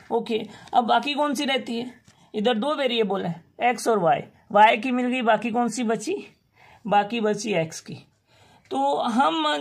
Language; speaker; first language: Urdu; non-native, local second language; Sindhi